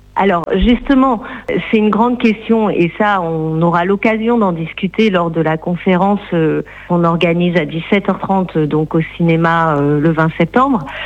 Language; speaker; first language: French; native; French